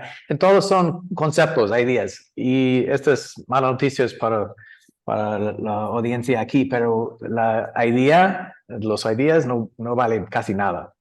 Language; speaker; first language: Spanish; non-native, learner; English